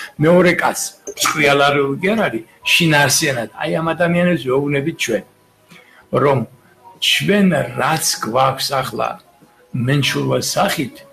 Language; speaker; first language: Georgian; native; Georgian